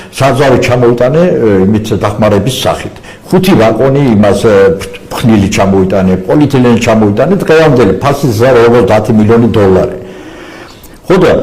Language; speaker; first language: Georgian; non-native, local second language; Azerbaijani